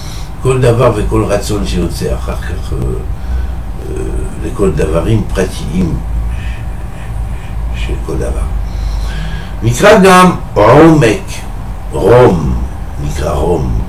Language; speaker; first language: Hebrew; non-native, fluent; French